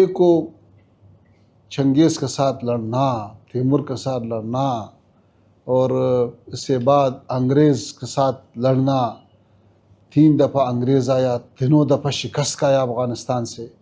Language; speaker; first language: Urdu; non-native, fluent; Pashto